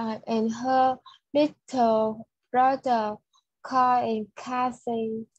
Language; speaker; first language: English; non-native, learner; Vietnamese